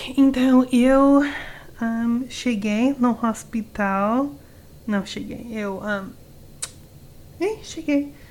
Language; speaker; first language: Portuguese; non-native, learner; English